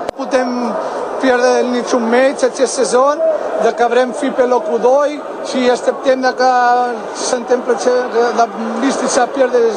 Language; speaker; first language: Romanian; non-native, learner; Spanish